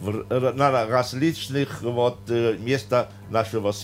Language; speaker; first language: Russian; non-native, fluent; German